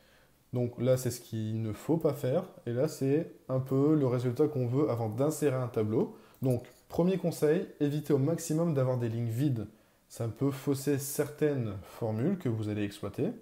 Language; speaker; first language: French; native; French